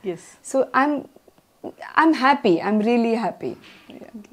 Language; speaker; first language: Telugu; non-native, local second language; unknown